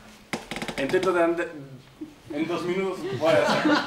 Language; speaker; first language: Spanish; non-native, fluent; Italian